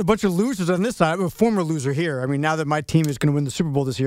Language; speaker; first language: English; native; English